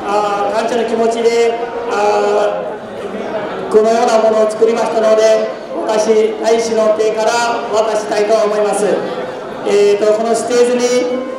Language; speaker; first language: Japanese; non-native, fluent; Newari